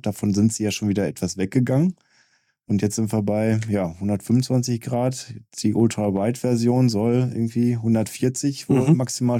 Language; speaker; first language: German; native; German